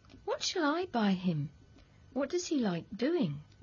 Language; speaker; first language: English; non-native, fluent; Spanish